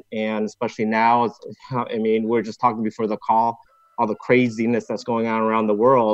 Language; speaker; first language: English; non-native, local second language; Cantonese